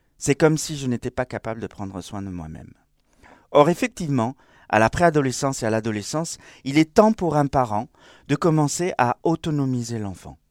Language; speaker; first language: French; non-native, fluent; Spanish